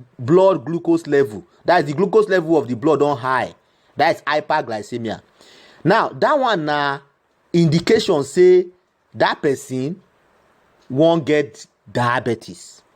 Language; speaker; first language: Nigerian Pidgin; non-native, local second language; Igbo